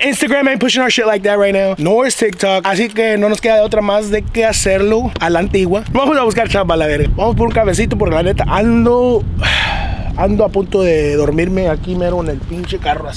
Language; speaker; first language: Spanish; early bilingual, heritage; Spanish